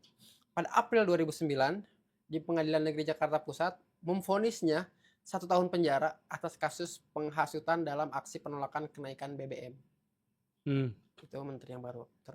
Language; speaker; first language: Indonesian; native; Indonesian